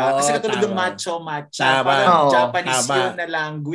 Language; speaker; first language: Filipino; native; Filipino